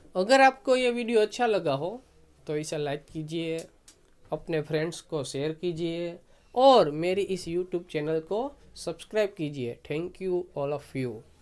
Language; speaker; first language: Hindi; non-native, local second language; Gujarati